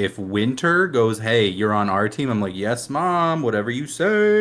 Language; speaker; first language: English; native; English